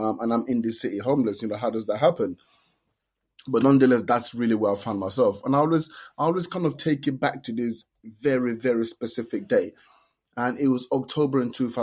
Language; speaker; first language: English; non-native, local second language; Yoruba